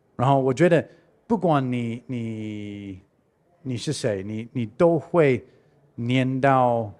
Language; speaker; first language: Chinese; non-native, fluent; English